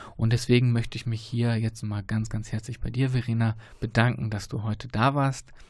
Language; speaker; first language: German; native; German